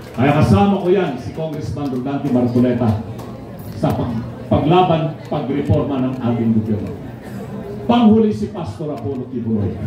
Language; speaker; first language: Filipino; non-native, local second language; Iloko